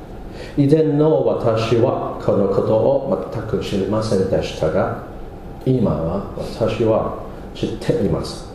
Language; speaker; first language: Japanese; non-native, fluent; English